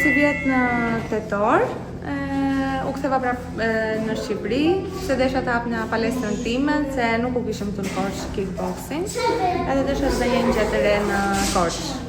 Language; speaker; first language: Albanian; early bilingual, heritage; Albanian